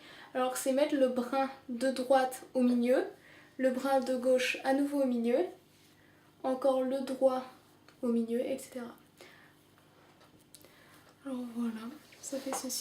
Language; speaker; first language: French; native; French